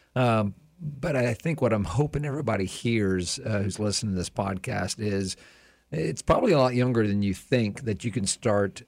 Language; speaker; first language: English; native; English